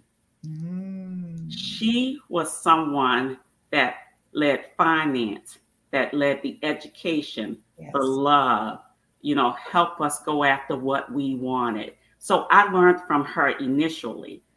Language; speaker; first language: English; native; English